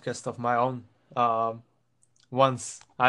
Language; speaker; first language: English; non-native, fluent; Croatian